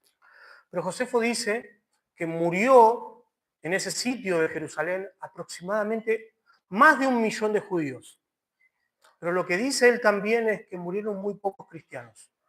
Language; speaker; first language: Spanish; native; Spanish